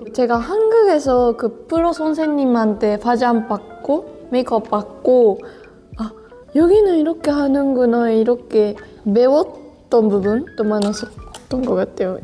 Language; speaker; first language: Korean; non-native, fluent; Japanese